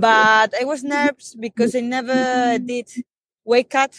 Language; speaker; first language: English; non-native, fluent; Spanish